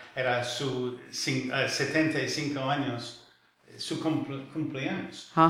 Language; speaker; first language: Spanish; non-native, fluent; English